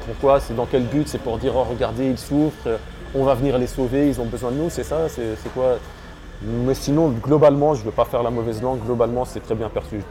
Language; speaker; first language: French; early bilingual, other home language; Arabic